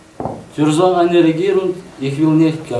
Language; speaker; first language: German; non-native, learner; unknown